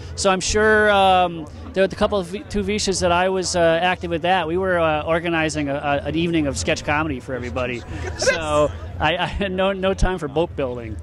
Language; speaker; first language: English; native; English